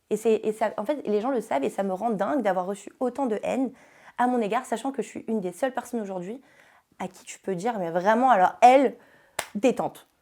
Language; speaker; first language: French; early bilingual, heritage; French